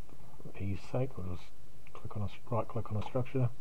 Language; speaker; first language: English; native; English